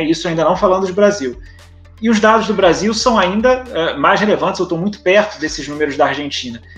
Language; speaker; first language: Portuguese; native; Portuguese